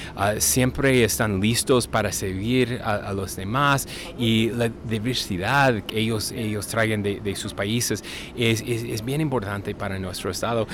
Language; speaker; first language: Spanish; non-native, fluent; English